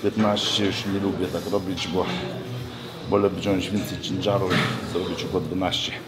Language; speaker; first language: Polish; non-native, fluent; Lithuanian